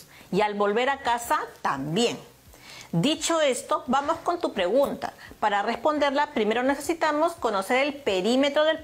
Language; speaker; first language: Spanish; native; Spanish